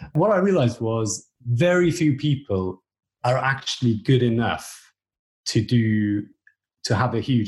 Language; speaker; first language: English; native; English